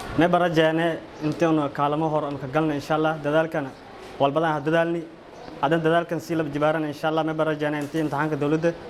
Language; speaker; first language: Somali; non-native, local second language; Maay